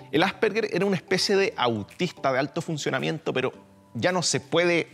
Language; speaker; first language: Spanish; native; Spanish